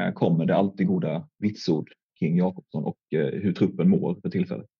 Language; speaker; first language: Swedish; native; Swedish